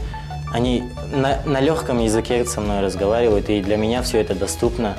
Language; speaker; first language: Russian; non-native, learner; Tajik